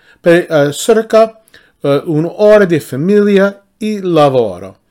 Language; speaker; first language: Italian; non-native, learner; English